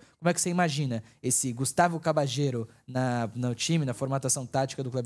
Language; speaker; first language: Portuguese; native; Portuguese